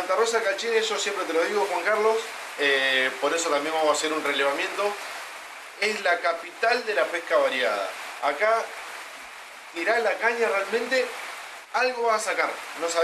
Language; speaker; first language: Spanish; native; Spanish